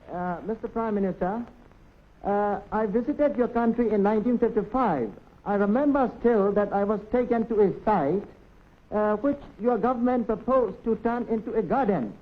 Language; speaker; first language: English; non-native, local second language; Burmese